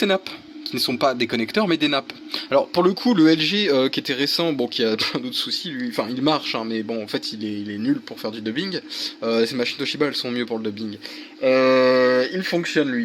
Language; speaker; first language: French; native; French